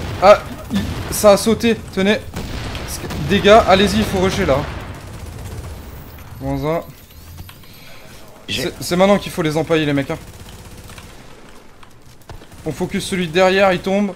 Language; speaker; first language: French; native; French